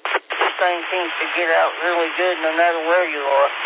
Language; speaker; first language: English; native; English